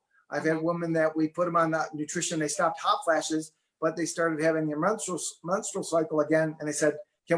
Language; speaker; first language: English; native; English